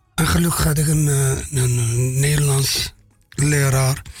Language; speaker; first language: Dutch; non-native, fluent; Arabic